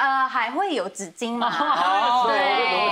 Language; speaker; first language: Chinese; non-native, fluent; Indonesian